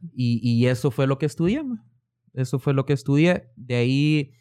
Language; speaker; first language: Spanish; native; Spanish